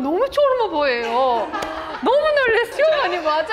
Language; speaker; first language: Korean; non-native, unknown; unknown